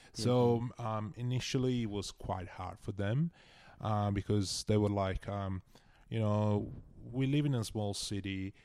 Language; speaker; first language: English; non-native, fluent; Italian